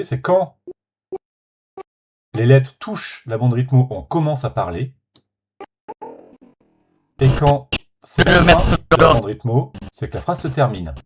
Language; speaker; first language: French; native; French